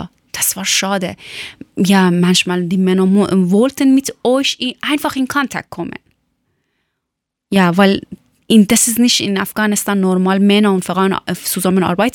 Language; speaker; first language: German; non-native, learner; Persian